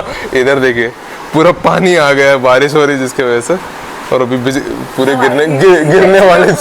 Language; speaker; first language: Hindi; native; Hindi